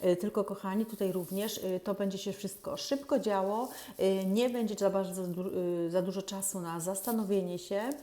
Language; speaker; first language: Polish; native; Polish